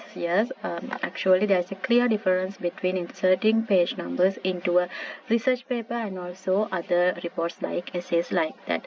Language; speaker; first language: English; non-native, local second language; Sinhala